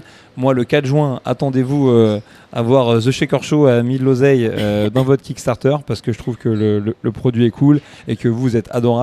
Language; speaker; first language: French; native; French